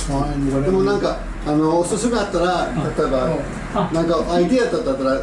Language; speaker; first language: Japanese; non-native, fluent; English